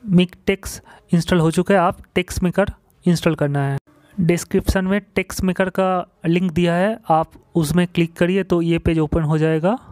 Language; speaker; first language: Hindi; non-native, local second language; Bangla